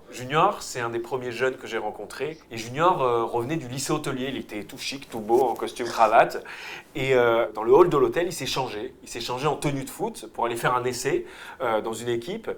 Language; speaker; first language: French; native; French